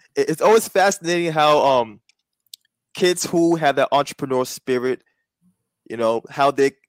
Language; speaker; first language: English; native; English